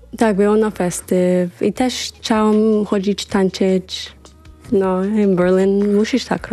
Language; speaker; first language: Polish; early bilingual, heritage; English